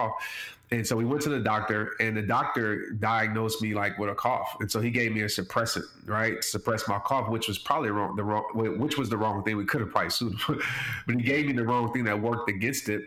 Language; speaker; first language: English; native; English